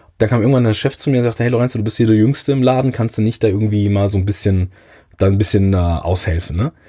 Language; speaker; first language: German; early bilingual, other home language; Italian